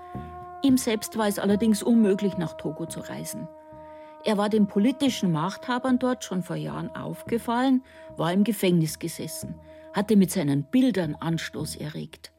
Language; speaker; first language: German; native; German